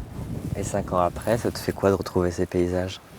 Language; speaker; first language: French; native; French